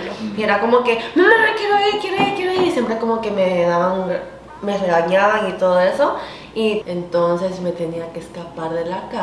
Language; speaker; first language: Spanish; early bilingual, heritage; Korean